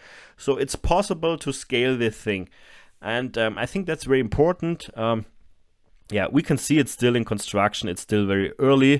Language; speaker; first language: English; non-native, fluent; German